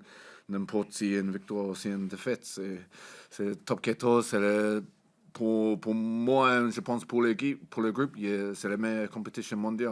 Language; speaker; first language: French; non-native, fluent; English